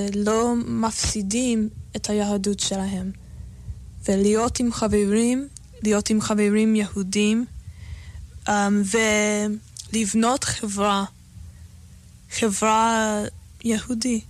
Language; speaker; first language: Hebrew; non-native, fluent; English